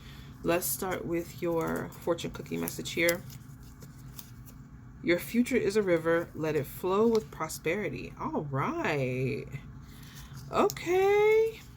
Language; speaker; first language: English; native; English